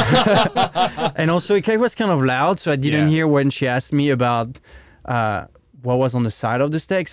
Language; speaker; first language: English; non-native, fluent; French